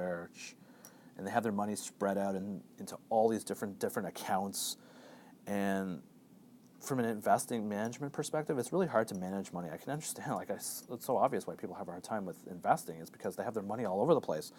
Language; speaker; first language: English; native; English